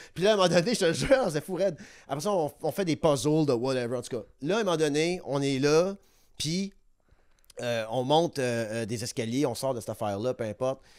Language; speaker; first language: French; native; French